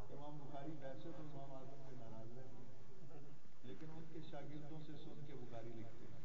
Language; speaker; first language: Urdu; native; Urdu